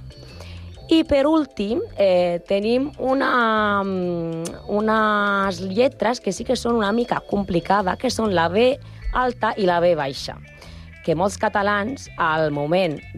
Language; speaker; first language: Catalan; non-native, learner; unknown